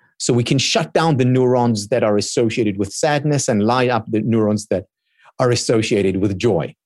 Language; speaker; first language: English; non-native, fluent; Hebrew